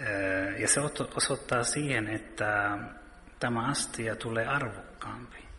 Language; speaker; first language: Finnish; early bilingual, heritage; Finnish